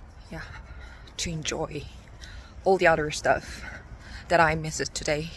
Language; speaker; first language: English; non-native, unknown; Korean